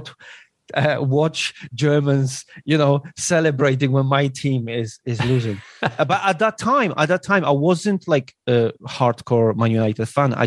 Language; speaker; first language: English; non-native, fluent; Polish